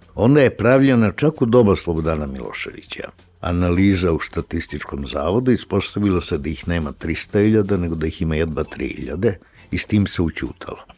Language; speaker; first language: Serbian; native; Serbian